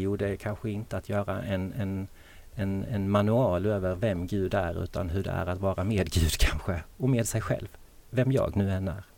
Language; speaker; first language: Swedish; native; Swedish